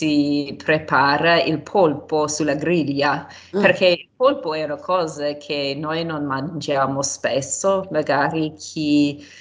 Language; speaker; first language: Italian; non-native, fluent; English